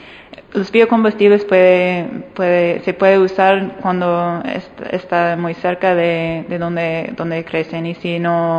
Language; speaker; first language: Spanish; non-native, fluent; English